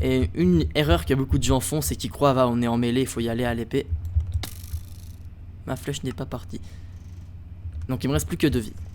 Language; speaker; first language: French; native; French